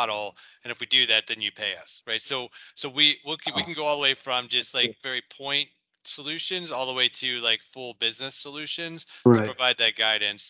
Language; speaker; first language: English; native; English